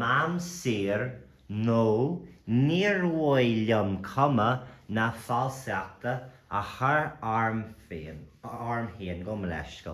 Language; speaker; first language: Irish; non-native, local second language; English